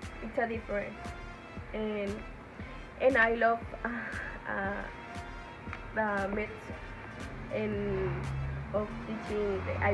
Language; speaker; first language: English; non-native, learner; Spanish